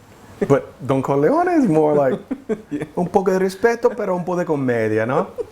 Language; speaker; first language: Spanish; non-native, learner; English